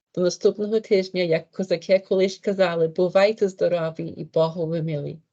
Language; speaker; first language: Ukrainian; early bilingual, heritage; Ukrainian